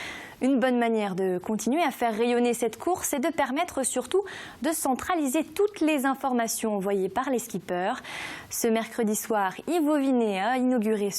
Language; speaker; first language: French; native; French